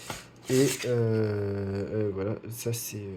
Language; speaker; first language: French; native; French